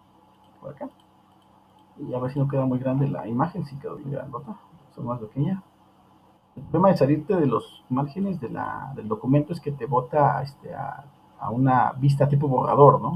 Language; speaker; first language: Spanish; native; Spanish